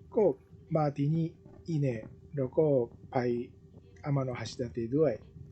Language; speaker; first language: Thai; non-native, fluent; Japanese